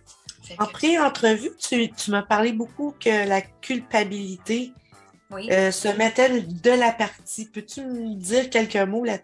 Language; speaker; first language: French; native; French